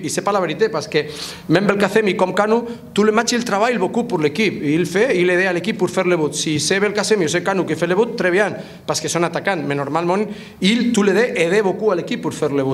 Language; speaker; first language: French; non-native, fluent; Spanish